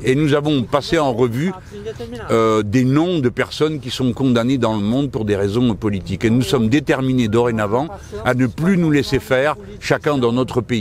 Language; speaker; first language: French; native; French